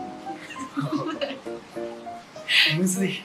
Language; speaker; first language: Chinese; non-native, learner; Japanese